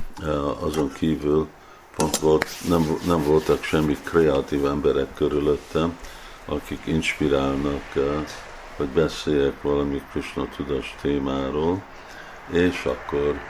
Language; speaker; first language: Hungarian; early bilingual, heritage; Hungarian